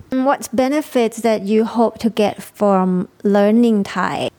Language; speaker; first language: English; non-native, fluent; Thai